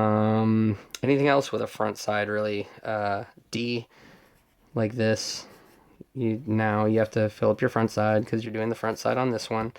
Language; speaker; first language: English; native; English